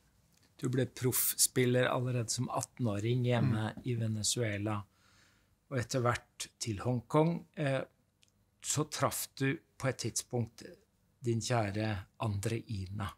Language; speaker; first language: Norwegian; native; Norwegian